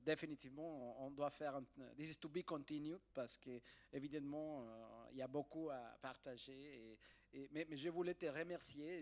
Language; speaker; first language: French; non-native, fluent; Spanish